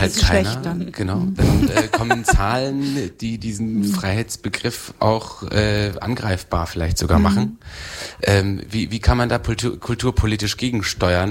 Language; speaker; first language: German; native; German